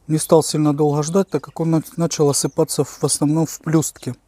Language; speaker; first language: Russian; native; Russian